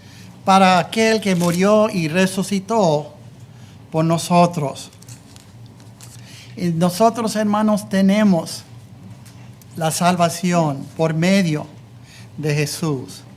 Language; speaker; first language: Spanish; non-native, fluent; English